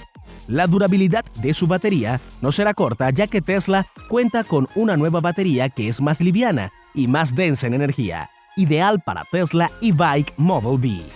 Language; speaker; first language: Spanish; native; Spanish